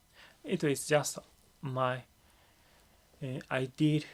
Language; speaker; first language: English; non-native, learner; Japanese